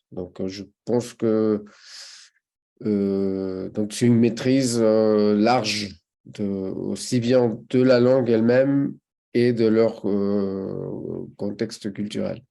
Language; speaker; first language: French; non-native, fluent; Spanish